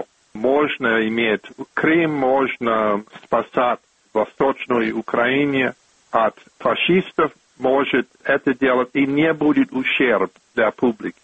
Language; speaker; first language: Russian; non-native, fluent; English